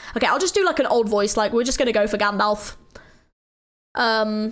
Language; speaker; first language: English; native; English